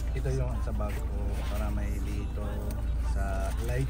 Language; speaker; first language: Filipino; non-native, learner; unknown